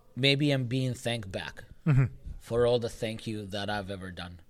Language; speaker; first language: English; early bilingual, other home language; Spanish